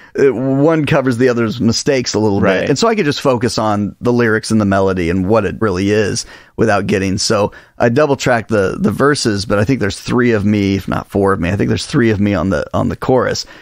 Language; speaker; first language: English; native; English